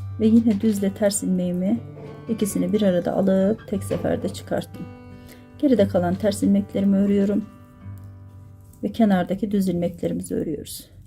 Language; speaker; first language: Turkish; native; Turkish